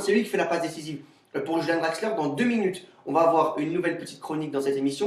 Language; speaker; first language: French; native; French